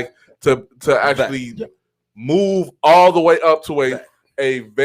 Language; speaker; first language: English; native; English